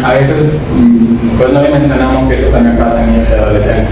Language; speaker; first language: Spanish; native; Spanish